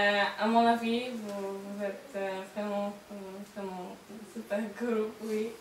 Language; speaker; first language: French; non-native, learner; Polish